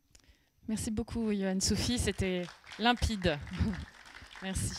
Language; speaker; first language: French; native; French